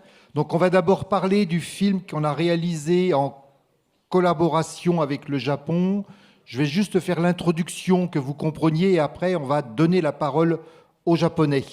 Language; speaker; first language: French; native; French